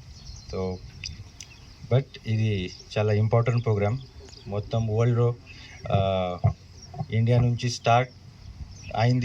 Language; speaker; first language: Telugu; non-native, learner; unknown